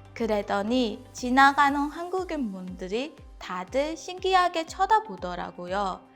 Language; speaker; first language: Korean; non-native, fluent; Burmese